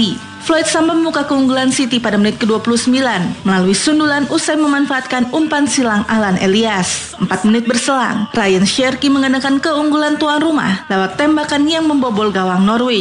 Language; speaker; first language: Indonesian; native; Indonesian